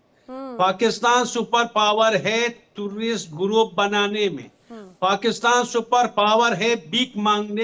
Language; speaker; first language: Hindi; non-native, fluent; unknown